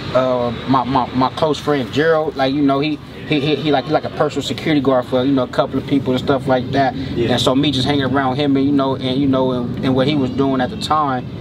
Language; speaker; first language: English; native; English